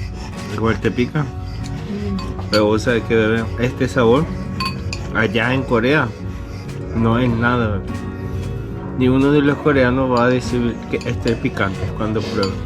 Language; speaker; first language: Spanish; non-native, fluent; Korean